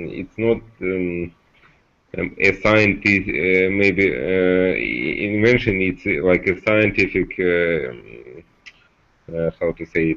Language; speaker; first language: English; non-native, learner; Russian